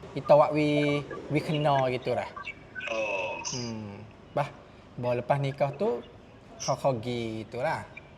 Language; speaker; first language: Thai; non-native, local second language; Malay